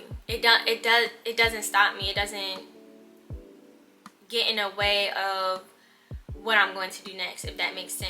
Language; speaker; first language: English; native; English